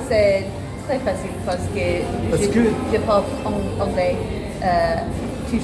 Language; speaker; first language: French; non-native, learner; English